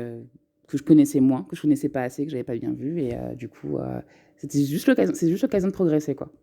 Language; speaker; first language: French; native; French